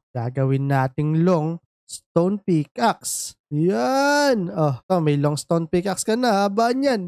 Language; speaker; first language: Filipino; native; Filipino